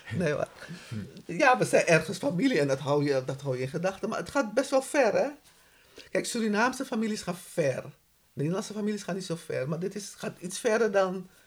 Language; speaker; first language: Dutch; native; Dutch